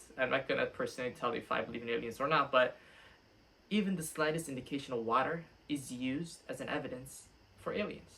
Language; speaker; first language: English; non-native, fluent; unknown